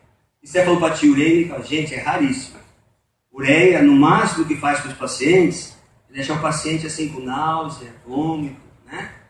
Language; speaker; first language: Portuguese; native; Portuguese